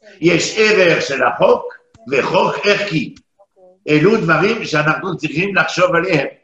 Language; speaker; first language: Hebrew; non-native, fluent; French